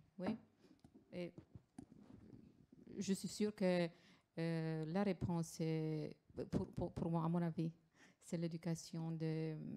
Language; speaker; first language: French; non-native, fluent; Romanian